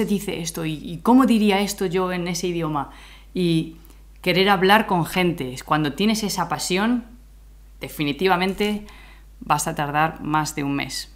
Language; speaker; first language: Spanish; native; Spanish